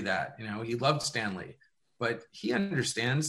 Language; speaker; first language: English; native; English